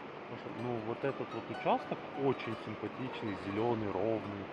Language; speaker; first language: Russian; native; Russian